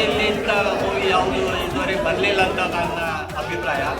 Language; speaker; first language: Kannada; non-native, local second language; Konkani